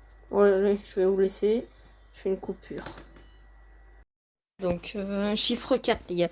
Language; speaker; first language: French; native; French